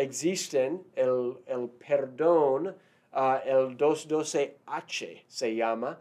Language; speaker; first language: Spanish; non-native, fluent; English